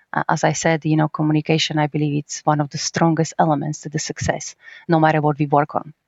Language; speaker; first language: English; non-native, fluent; Slovak